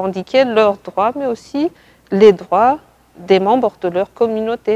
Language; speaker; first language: French; non-native, local second language; Malagasy